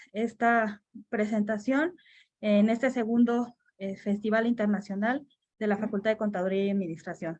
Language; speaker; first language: Spanish; native; Spanish